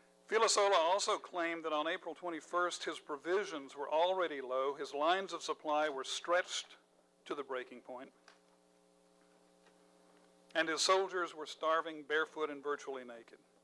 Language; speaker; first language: English; native; English